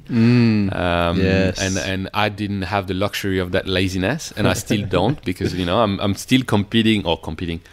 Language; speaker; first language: English; non-native, fluent; French